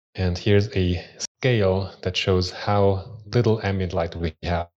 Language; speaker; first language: English; early bilingual, other home language; Swiss German